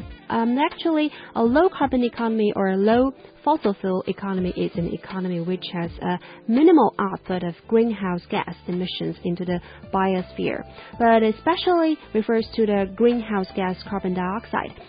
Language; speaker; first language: English; non-native, fluent; Chinese